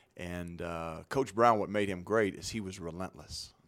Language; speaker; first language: English; native; English